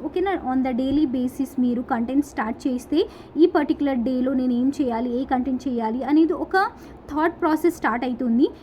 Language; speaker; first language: Telugu; non-native, local second language; Urdu